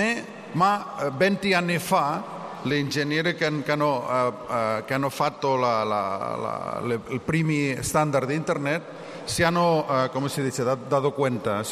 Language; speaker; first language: Italian; non-native, learner; Catalan